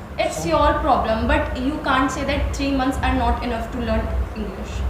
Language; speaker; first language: English; non-native, learner; Hindi